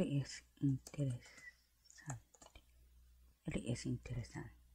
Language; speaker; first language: Spanish; non-native, learner; Japanese